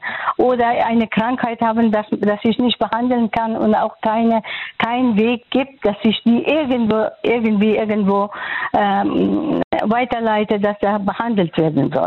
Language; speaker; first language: German; non-native, fluent; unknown